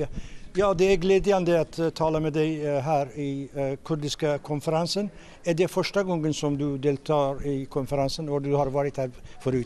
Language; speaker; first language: Norwegian; non-native, fluent; Kurdish